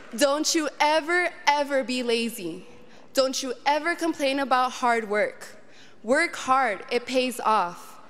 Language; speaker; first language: English; early bilingual, other home language; Spanish